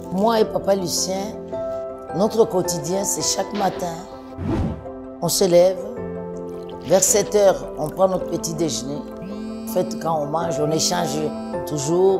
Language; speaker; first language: French; non-native, local second language; Swahili